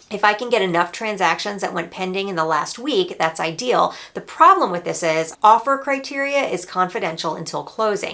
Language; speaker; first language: English; native; English